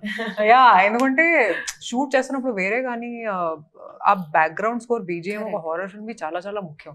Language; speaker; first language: Telugu; non-native, local second language; Hindi